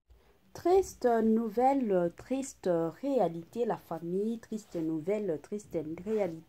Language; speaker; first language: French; non-native, local second language; Lingala